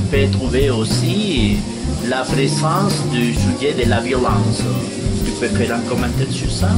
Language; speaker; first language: French; non-native, fluent; Spanish